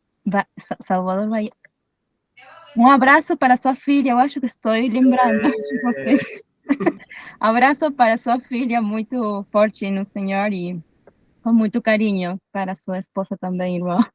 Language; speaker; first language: Portuguese; non-native, fluent; Spanish